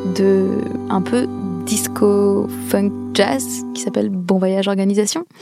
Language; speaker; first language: French; native; French